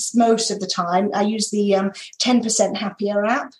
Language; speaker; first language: English; native; English